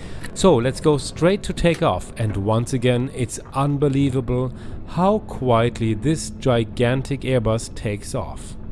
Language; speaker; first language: English; non-native, fluent; German